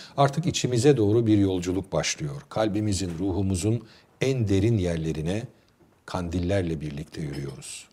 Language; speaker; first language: Turkish; native; Turkish